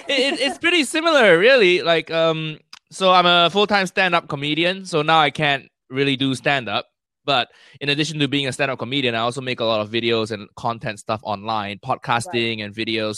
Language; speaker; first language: English; non-native, local second language; Cantonese